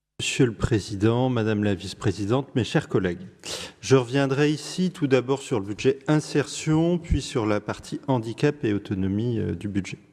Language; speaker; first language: French; native; French